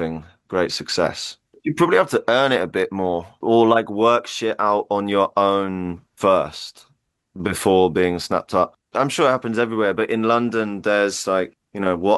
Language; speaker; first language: English; native; English